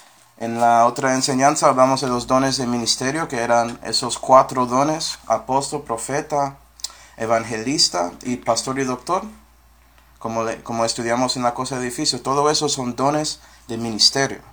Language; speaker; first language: Spanish; non-native, fluent; English